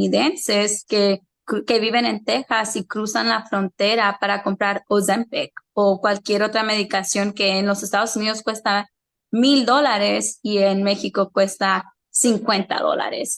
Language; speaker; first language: Spanish; early bilingual, heritage; Spanish